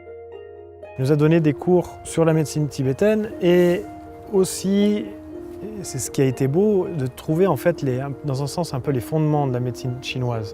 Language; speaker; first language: French; native; French